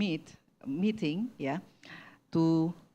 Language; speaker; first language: English; non-native, learner; Indonesian